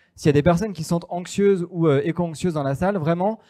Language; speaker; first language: French; native; French